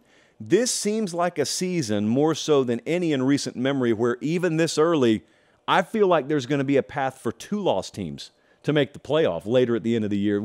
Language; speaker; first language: English; native; English